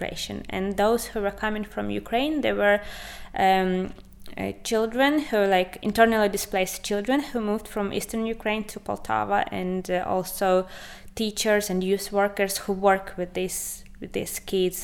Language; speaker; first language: English; non-native, fluent; Ukrainian